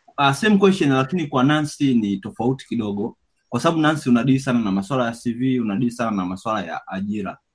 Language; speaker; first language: Swahili; native; Swahili